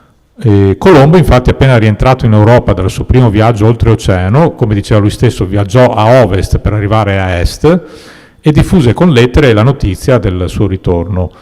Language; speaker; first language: Italian; native; Italian